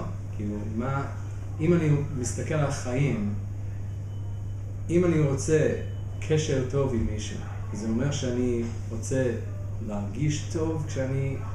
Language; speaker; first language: Hebrew; non-native, fluent; English